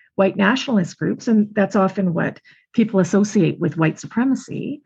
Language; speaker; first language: English; native; English